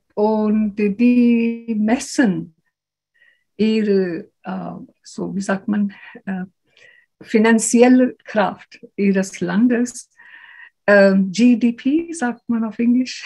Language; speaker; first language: German; non-native, fluent; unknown